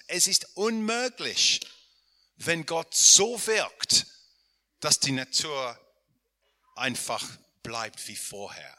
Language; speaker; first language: German; non-native, fluent; English